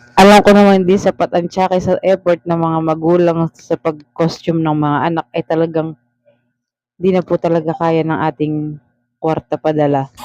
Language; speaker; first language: Filipino; native; Filipino